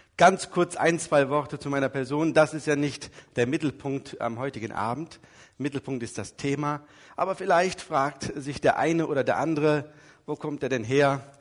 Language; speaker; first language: German; early bilingual, other home language; Turkish